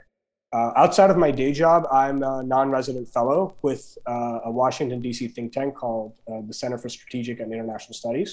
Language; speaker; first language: English; non-native, local second language; Gujarati